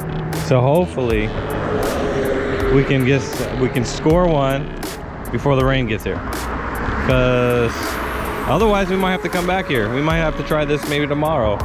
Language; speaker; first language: English; native; English